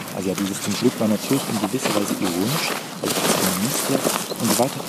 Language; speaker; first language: German; native; German